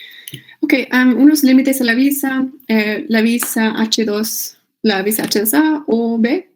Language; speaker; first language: Spanish; non-native, fluent; English